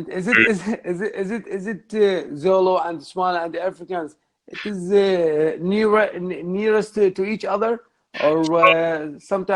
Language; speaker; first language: English; non-native, learner; Arabic